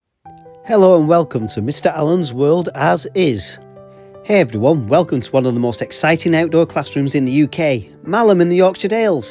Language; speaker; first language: English; native; English